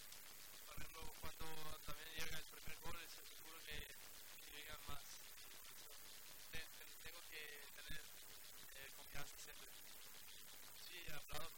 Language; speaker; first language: Spanish; non-native, learner; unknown